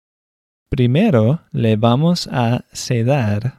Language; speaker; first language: Spanish; non-native, fluent; English